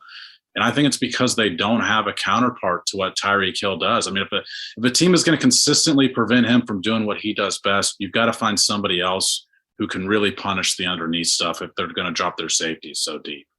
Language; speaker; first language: English; native; English